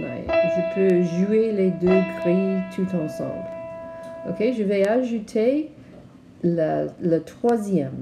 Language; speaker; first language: French; non-native, learner; English